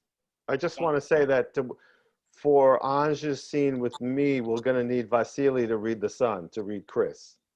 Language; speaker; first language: English; native; English